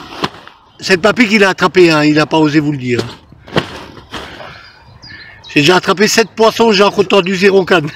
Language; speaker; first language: French; native; French